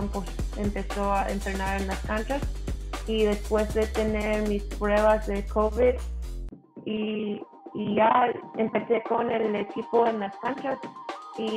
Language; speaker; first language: Spanish; early bilingual, heritage; English